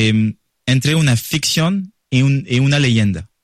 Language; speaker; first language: Spanish; non-native, learner; French